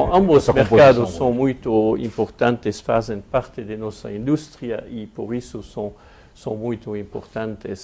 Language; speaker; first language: Portuguese; non-native, fluent; French